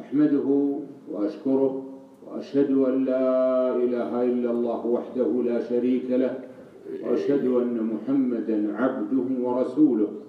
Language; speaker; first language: Arabic; native; Arabic